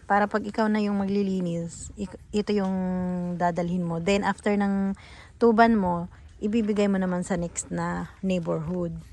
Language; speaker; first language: Filipino; native; Filipino